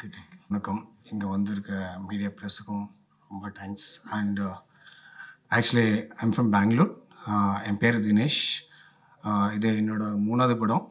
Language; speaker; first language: Tamil; non-native, local second language; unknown